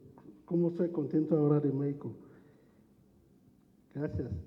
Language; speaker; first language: Spanish; non-native, learner; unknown